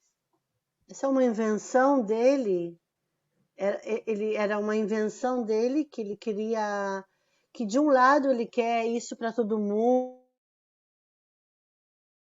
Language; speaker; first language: Portuguese; non-native, fluent; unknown